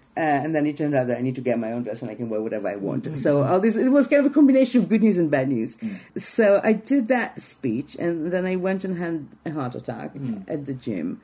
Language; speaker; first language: English; non-native, fluent; Hebrew